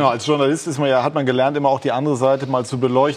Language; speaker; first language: German; native; German